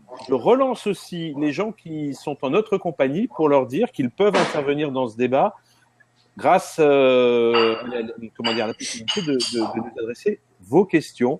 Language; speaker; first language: French; native; French